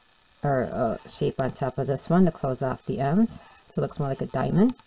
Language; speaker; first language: English; native; English